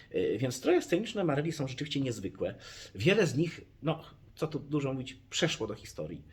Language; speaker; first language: Polish; native; Polish